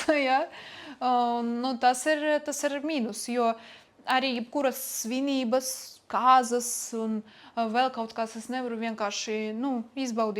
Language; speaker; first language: Latvian; non-native, local second language; Russian